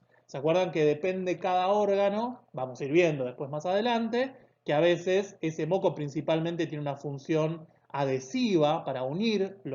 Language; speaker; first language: Spanish; native; Spanish